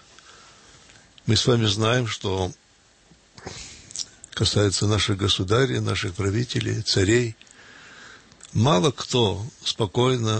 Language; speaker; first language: Russian; early bilingual, heritage; Russian